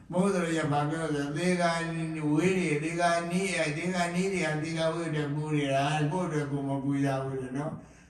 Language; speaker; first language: Burmese; native; Burmese